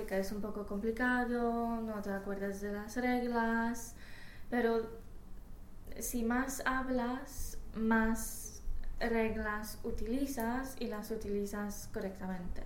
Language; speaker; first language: Spanish; non-native, fluent; English